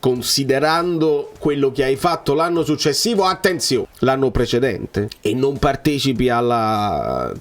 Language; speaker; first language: Italian; native; Italian